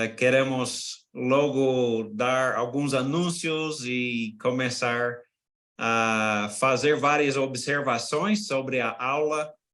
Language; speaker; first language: Portuguese; non-native, fluent; English